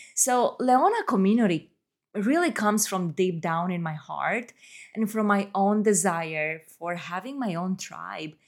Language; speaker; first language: English; non-native, fluent; Romanian